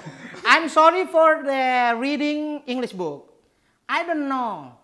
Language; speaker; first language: English; non-native, learner; Indonesian